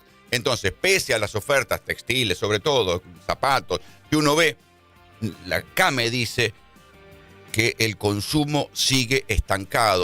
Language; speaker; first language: Spanish; native; Spanish